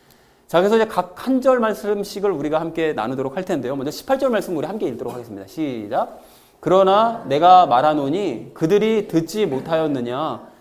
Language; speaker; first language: Korean; native; Korean